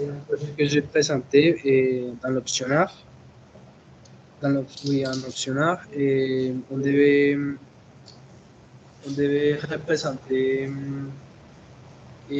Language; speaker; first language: French; non-native, fluent; Spanish